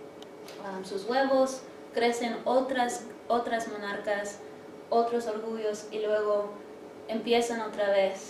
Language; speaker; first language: Spanish; early bilingual, heritage; English